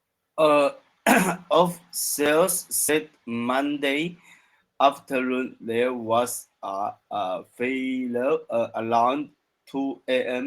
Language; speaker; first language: English; non-native, learner; Chinese